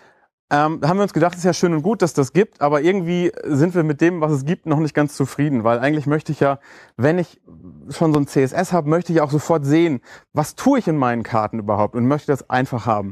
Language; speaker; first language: German; native; German